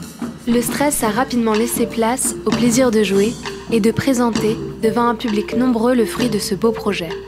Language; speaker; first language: French; native; French